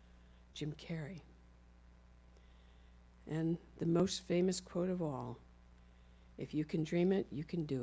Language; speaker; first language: English; native; English